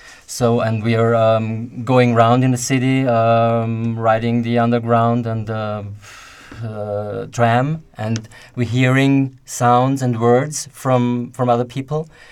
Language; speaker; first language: English; non-native, fluent; German